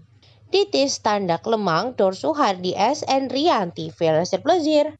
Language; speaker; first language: Dutch; non-native, fluent; Indonesian